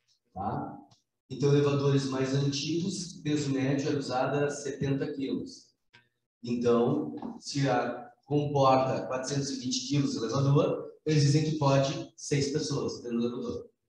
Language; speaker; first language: Portuguese; native; Portuguese